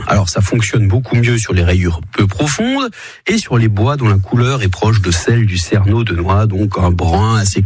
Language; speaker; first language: French; native; French